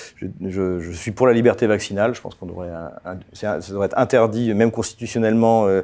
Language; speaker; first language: French; native; French